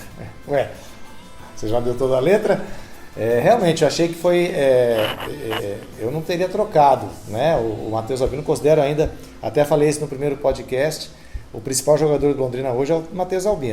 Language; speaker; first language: Portuguese; native; Portuguese